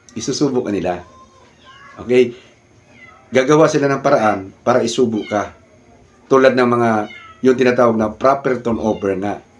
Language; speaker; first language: Filipino; non-native, local second language; Cebuano